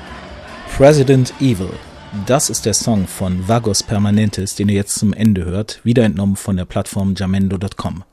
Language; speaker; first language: German; native; German